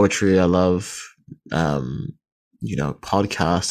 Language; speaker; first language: English; native; English